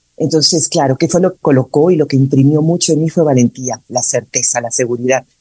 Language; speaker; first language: Spanish; native; Spanish